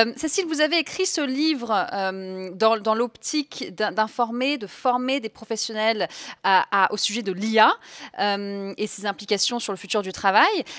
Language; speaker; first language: French; native; French